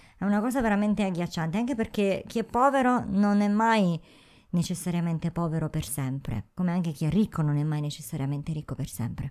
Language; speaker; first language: Italian; native; Italian